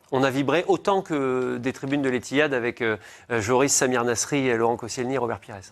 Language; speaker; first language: French; native; French